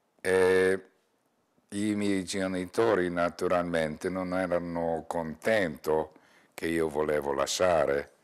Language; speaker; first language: Italian; non-native, learner; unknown